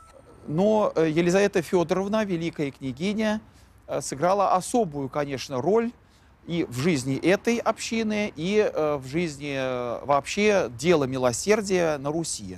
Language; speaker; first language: Russian; native; Russian